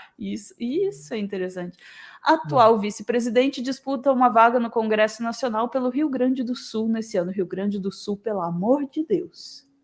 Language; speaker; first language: Portuguese; native; Portuguese